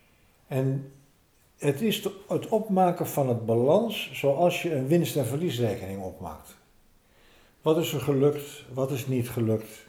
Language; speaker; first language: Dutch; native; Dutch